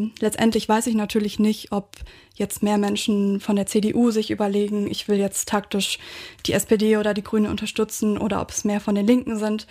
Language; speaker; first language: German; native; German